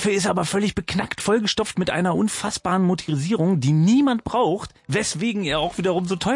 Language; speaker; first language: German; native; German